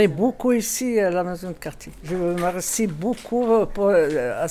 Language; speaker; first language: French; non-native, learner; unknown